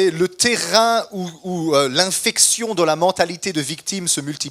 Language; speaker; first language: French; native; French